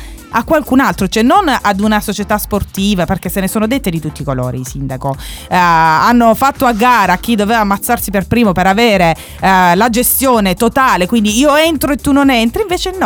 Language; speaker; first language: Italian; native; Italian